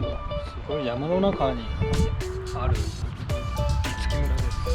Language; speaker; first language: Japanese; native; Japanese